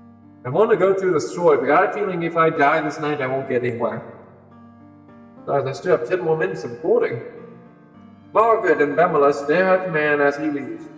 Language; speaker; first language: English; native; English